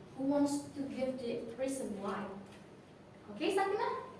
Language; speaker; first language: English; non-native, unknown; Indonesian